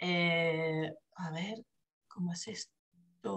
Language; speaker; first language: Spanish; native; Spanish